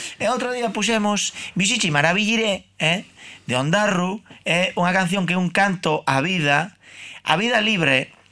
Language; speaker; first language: Galician; non-native, local second language; Spanish